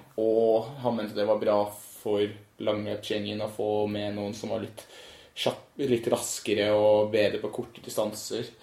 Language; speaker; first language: Norwegian; non-native, fluent; English